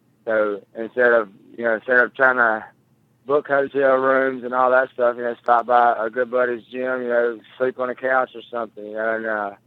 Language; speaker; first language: English; native; English